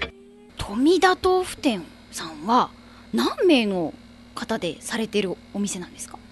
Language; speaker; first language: Japanese; native; Japanese